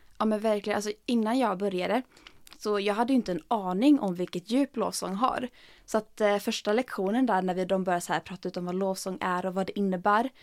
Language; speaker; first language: Swedish; native; Swedish